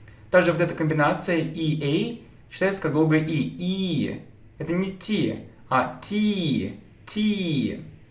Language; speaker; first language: Russian; native; Russian